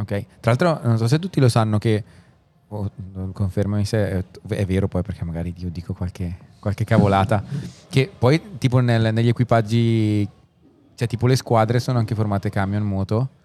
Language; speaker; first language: Italian; native; Italian